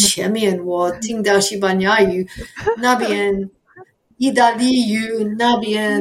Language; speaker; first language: Chinese; non-native, fluent; English